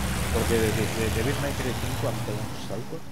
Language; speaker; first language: Spanish; native; Spanish